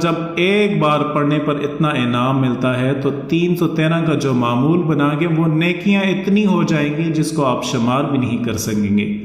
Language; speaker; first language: Urdu; non-native, local second language; Northern Hindko